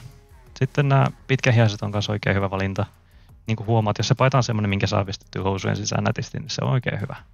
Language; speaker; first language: Finnish; native; Finnish